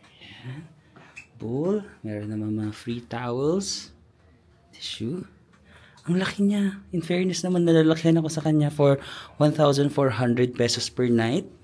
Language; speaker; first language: Filipino; native; Filipino